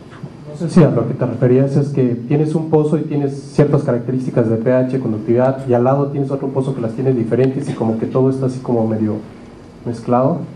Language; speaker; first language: Spanish; native; Spanish